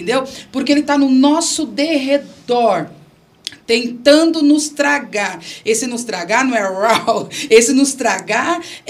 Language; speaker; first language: Portuguese; native; Portuguese